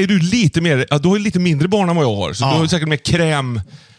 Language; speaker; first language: Swedish; native; Swedish